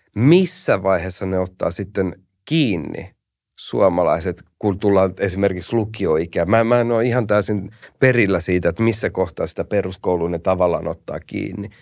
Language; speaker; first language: Finnish; early bilingual, heritage; Finnish